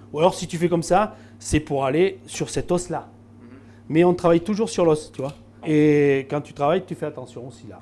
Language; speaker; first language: French; native; French